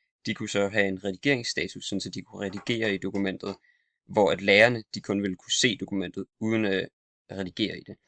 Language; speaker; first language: Danish; native; Danish